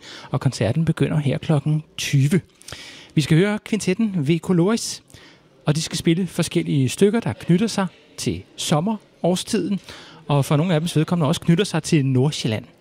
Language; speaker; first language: Danish; native; Danish